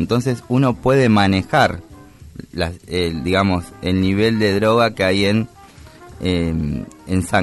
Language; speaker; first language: Spanish; native; Spanish